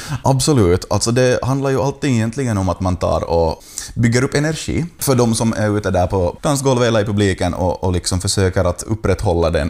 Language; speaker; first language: Swedish; native; Swedish